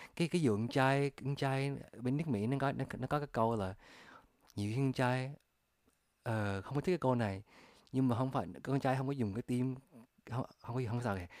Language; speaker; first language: Vietnamese; early bilingual, other home language; English